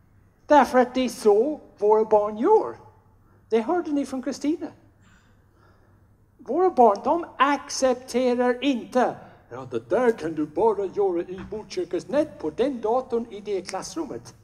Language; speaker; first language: Swedish; non-native, fluent; English